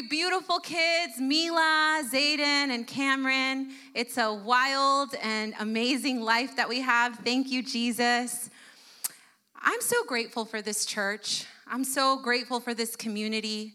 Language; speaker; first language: English; early bilingual, other home language; Spanish